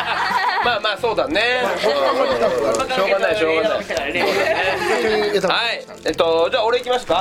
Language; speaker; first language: Japanese; native; Japanese